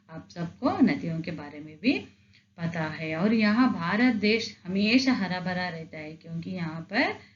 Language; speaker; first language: Hindi; non-native, local second language; Telugu